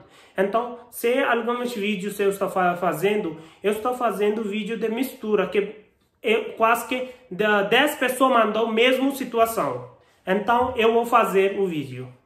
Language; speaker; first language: Portuguese; non-native, learner; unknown